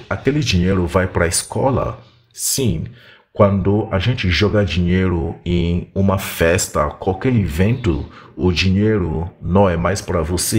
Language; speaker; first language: Portuguese; non-native, fluent; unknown